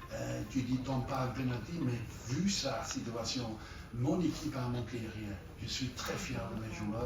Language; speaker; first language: French; non-native, learner; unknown